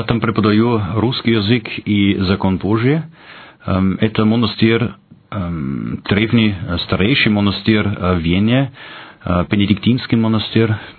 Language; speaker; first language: Russian; non-native, fluent; German